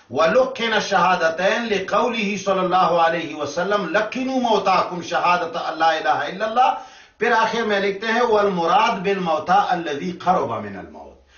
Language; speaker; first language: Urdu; non-native, local second language; Pashto